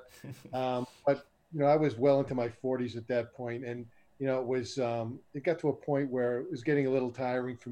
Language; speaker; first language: English; native; English